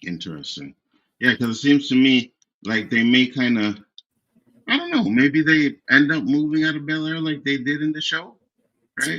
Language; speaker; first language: English; native; English